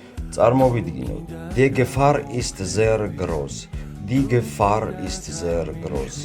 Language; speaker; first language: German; non-native, learner; Georgian